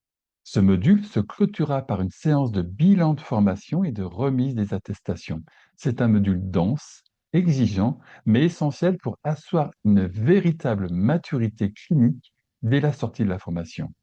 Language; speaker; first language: French; native; French